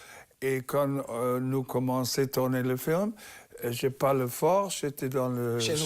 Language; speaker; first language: French; non-native, learner; German